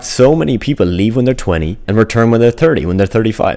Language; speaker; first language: English; native; English